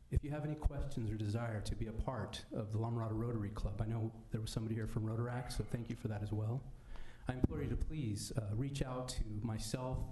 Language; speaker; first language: English; native; English